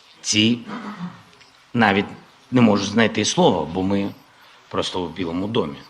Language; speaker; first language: Ukrainian; non-native, local second language; Russian